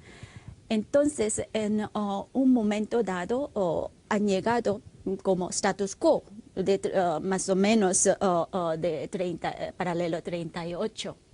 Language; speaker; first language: Spanish; non-native, fluent; Korean